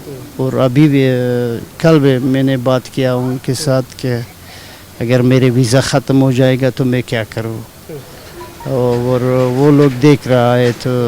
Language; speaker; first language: Hindi; non-native, learner; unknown